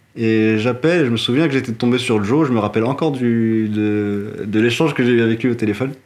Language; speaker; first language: French; non-native, local second language; Arabic